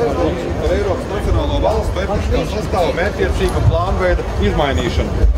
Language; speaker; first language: Latvian; native; Latvian